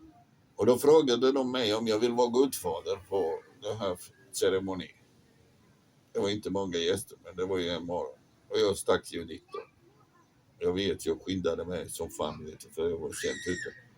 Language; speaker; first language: Swedish; non-native, fluent; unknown